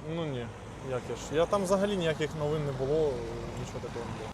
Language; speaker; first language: Ukrainian; native; Ukrainian